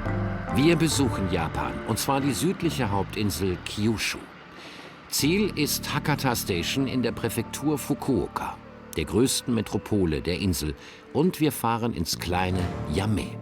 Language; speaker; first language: German; native; German